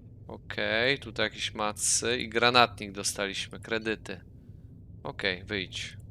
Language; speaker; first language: Polish; native; Polish